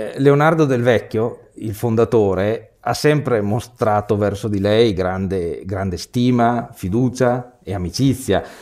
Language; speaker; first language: Italian; native; Italian